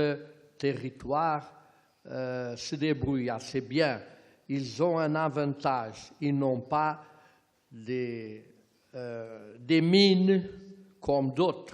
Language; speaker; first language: French; non-native, fluent; Portuguese